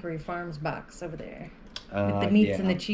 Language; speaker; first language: English; native; English